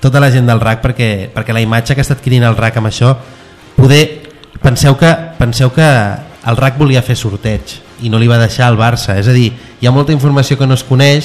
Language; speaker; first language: Catalan; native; Catalan